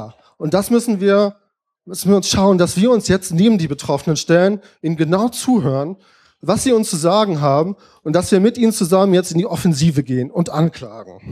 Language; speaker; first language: German; native; German